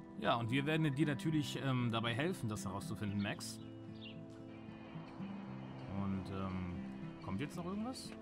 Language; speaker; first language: German; native; German